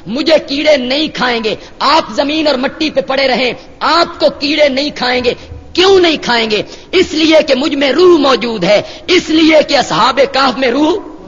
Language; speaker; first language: Urdu; non-native, local second language; Punjabi